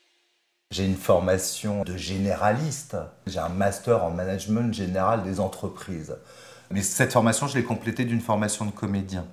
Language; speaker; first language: French; native; French